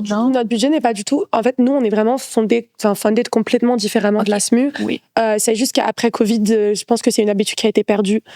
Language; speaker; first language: French; native; French